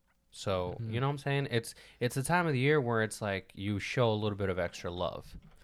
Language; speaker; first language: English; early bilingual, other home language; Spanish